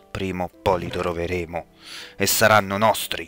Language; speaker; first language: Italian; native; Italian